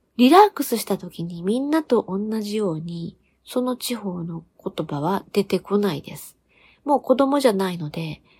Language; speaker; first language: Japanese; native; Japanese